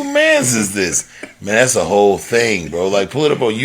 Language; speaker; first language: English; native; English